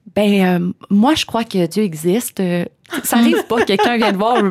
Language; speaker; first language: French; native; French